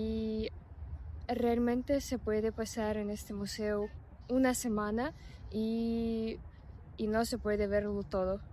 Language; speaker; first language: Spanish; non-native, fluent; Russian